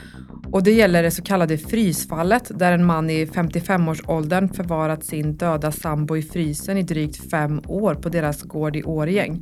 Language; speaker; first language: Swedish; native; Swedish